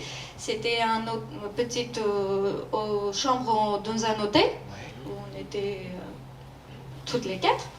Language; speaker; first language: French; non-native, learner; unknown